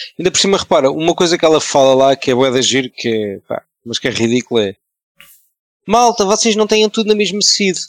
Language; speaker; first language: Portuguese; native; Portuguese